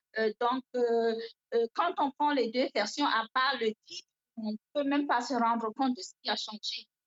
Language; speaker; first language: French; non-native, local second language; Fula